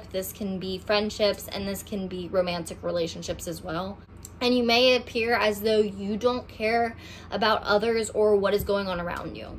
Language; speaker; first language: English; native; English